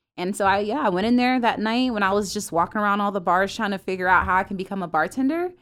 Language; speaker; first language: English; native; English